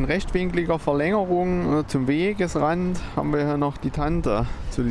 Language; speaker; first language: German; native; German